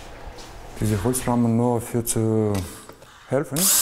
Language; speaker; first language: German; non-native, learner; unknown